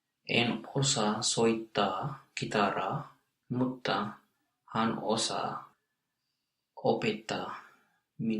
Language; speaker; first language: Finnish; non-native, learner; English